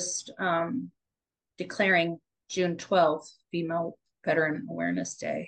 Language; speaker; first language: English; native; English